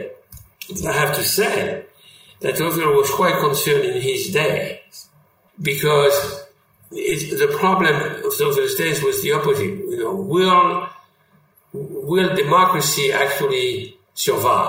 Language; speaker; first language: English; non-native, fluent; French